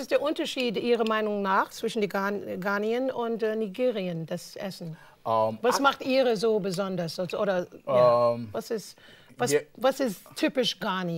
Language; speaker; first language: German; non-native, learner; English